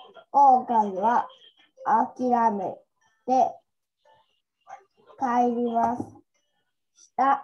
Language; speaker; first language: Japanese; non-native, learner; Vietnamese